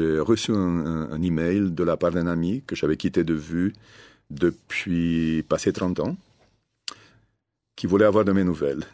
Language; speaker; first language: French; non-native, fluent; Romanian